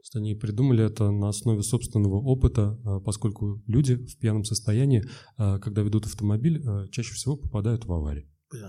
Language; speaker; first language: Russian; native; Russian